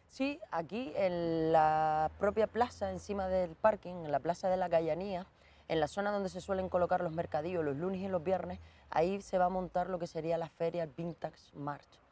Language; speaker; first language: Spanish; native; Spanish